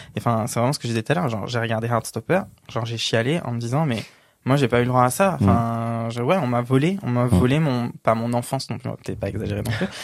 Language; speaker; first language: French; native; French